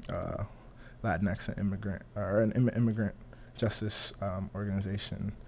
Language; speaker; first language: English; native; English